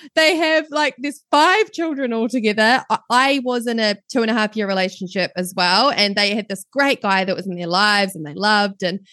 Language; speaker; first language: English; native; English